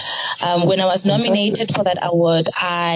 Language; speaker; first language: English; non-native, local second language; Zulu